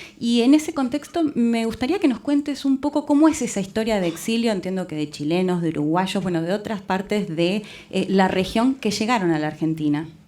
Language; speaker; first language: Spanish; native; Spanish